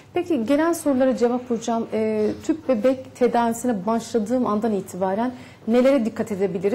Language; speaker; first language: Turkish; native; Turkish